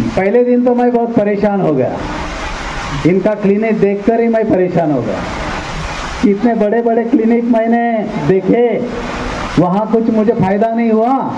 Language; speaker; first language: Hindi; non-native, local second language; Marathi